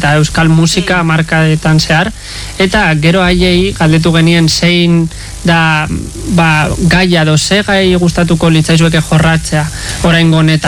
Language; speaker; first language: Basque; native; Basque